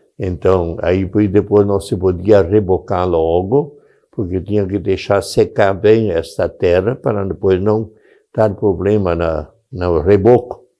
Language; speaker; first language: Portuguese; non-native, local second language; German